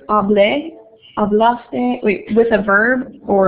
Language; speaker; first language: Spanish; non-native, learner; English